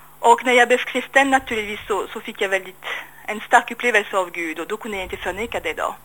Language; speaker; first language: Swedish; non-native, fluent; French